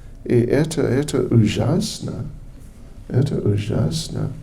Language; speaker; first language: Russian; non-native, learner; English